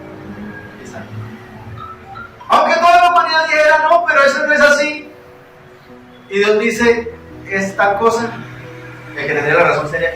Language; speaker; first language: Spanish; native; Spanish